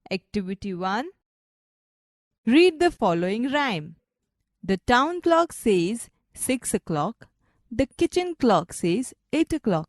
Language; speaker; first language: English; non-native, local second language; Gujarati